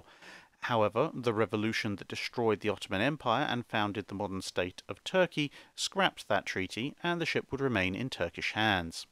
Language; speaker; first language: English; native; English